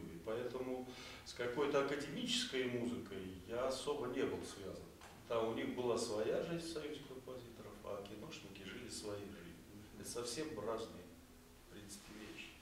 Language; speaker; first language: Russian; native; Russian